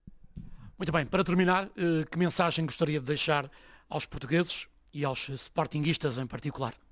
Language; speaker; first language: Portuguese; native; Portuguese